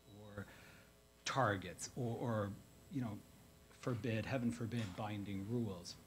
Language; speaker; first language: English; native; English